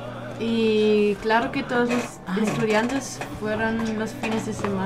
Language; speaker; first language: Spanish; non-native, learner; German